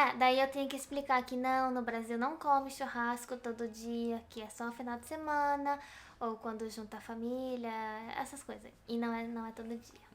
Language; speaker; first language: Portuguese; native; Portuguese